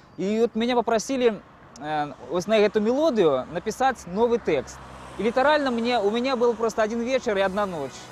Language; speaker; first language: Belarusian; native; Belarusian